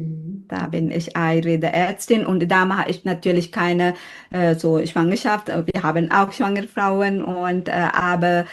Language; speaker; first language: German; non-native, fluent; Sinhala